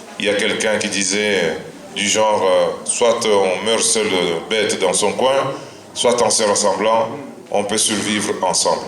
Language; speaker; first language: French; non-native, local second language; Luba-Lulua